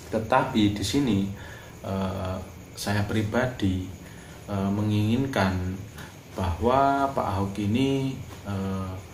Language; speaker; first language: Indonesian; non-native, local second language; Javanese